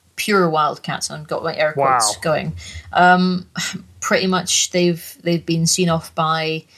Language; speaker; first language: English; native; English